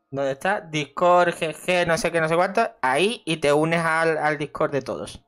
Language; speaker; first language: Spanish; native; Spanish